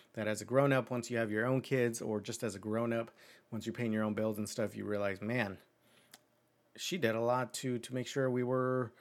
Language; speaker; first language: English; early bilingual, other home language; Spanish